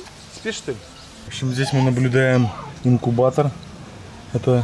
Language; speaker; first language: Russian; native; Russian